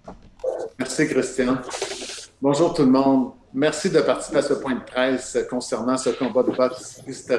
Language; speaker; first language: French; native; French